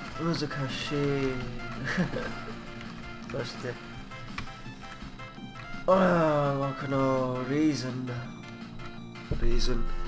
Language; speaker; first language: Japanese; non-native, learner; English